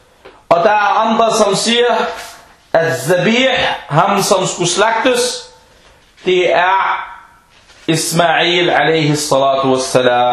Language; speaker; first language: Danish; non-native, fluent; Arabic